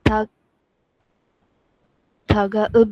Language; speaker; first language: Korean; non-native, learner; Bangla